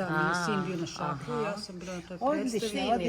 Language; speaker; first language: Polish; non-native, learner; Serbian